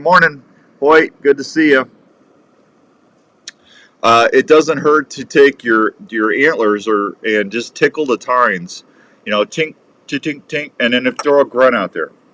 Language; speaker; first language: English; native; English